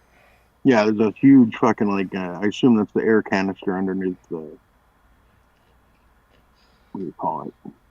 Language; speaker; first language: English; native; English